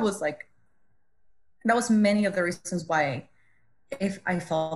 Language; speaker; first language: English; non-native, fluent; Spanish